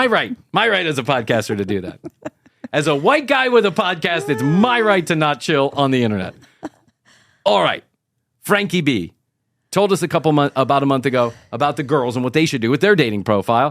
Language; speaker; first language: English; native; English